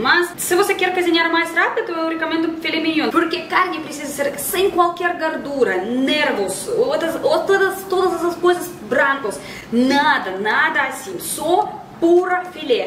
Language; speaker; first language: Portuguese; non-native, fluent; Russian